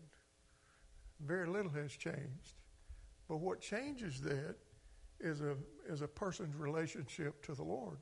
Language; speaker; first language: English; native; English